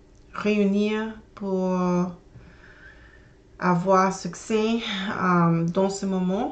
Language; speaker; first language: French; non-native, learner; English